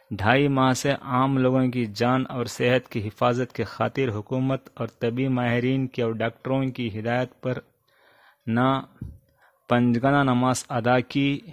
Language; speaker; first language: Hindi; non-native, local second language; Urdu